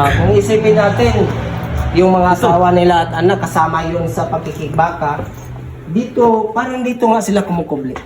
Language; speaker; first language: Filipino; non-native, local second language; Cebuano